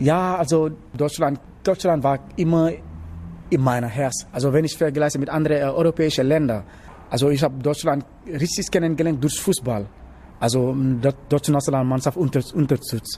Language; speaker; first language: German; non-native, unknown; Wolof